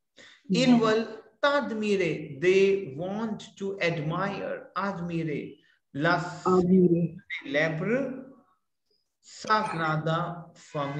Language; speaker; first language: French; non-native, fluent; Hindi